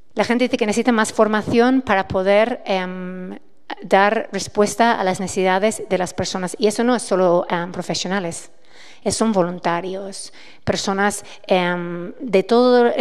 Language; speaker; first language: Spanish; non-native, fluent; English